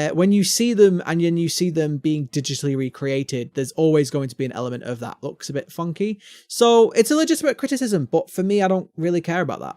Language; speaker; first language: English; native; English